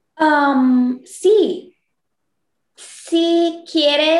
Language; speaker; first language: Spanish; non-native, learner; English